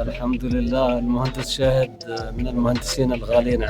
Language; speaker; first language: Arabic; native; Arabic